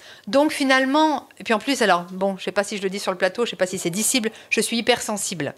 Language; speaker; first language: French; native; French